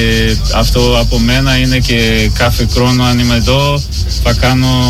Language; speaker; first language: Greek; non-native, learner; Portuguese